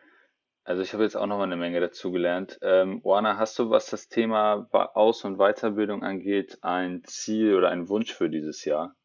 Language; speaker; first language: German; native; German